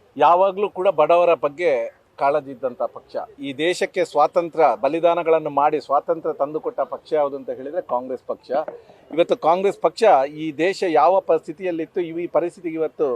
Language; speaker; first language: Kannada; non-native, local second language; Tulu